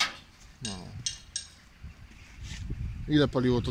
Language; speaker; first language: Polish; native; Polish